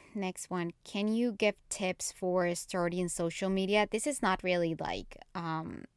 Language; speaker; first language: English; non-native, fluent; Spanish